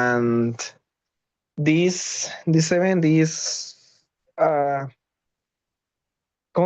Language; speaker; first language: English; non-native, learner; Spanish